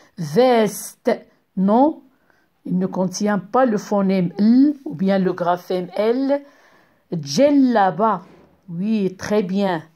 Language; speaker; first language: French; non-native, local second language; Arabic